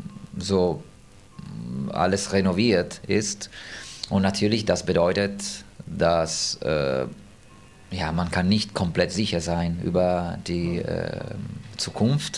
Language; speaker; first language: German; non-native, fluent; Italian